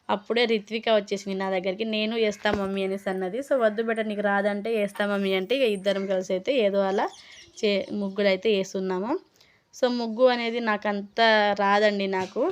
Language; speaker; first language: Telugu; non-native, local second language; Lambadi